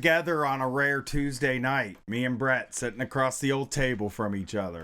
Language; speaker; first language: English; native; English